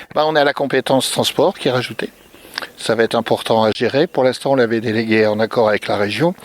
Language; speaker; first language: French; native; French